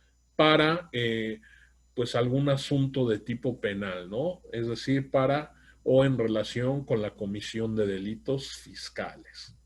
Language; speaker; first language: Spanish; native; Spanish